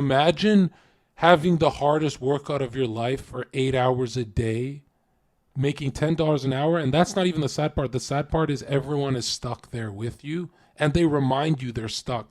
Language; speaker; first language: English; native; English